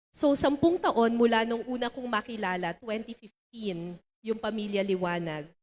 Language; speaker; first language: Filipino; native; Filipino